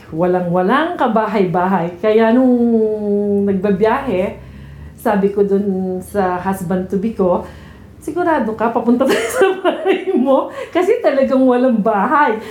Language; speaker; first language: Filipino; native; Filipino